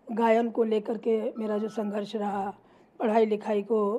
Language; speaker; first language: Hindi; native; Hindi